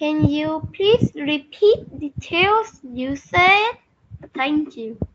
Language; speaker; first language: English; non-native, learner; Vietnamese